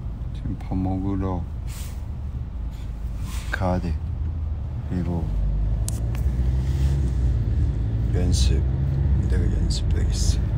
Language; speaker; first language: Korean; non-native, fluent; Cantonese